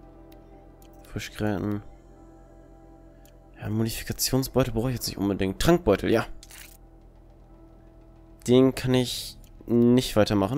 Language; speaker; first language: German; native; German